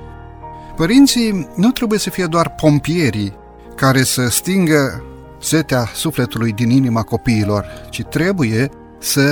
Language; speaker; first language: Romanian; native; Romanian